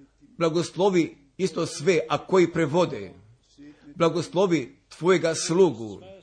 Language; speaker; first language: Serbian; early bilingual, heritage; Serbian